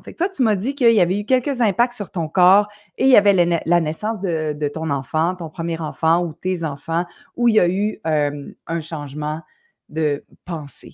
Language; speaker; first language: French; native; French